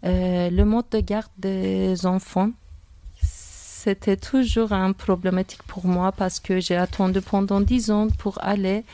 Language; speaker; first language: French; non-native, fluent; Turkish